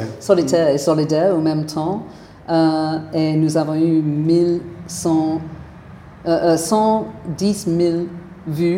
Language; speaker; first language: French; non-native, fluent; English